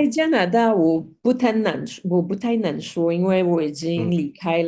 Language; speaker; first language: Chinese; non-native, fluent; Spanish